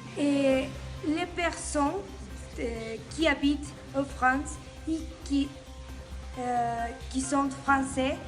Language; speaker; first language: French; non-native, learner; Spanish